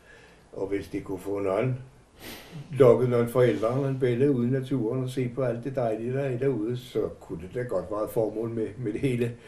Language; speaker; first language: Danish; native; Danish